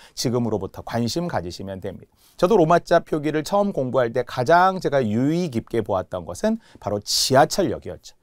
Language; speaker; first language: Korean; native; Korean